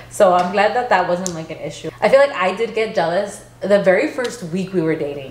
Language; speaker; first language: English; early bilingual, other home language; Spanish